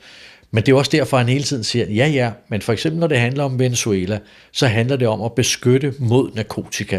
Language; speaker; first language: Danish; native; Danish